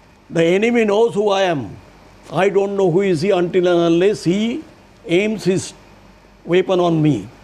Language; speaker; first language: English; non-native, local second language; Bangla